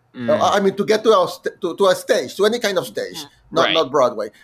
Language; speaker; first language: English; non-native, fluent; Spanish